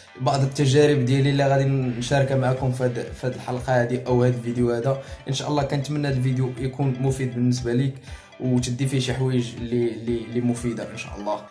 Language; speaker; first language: Arabic; native; Arabic